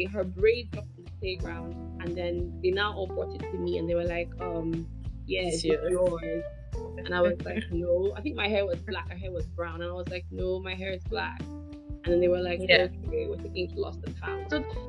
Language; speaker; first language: English; native; English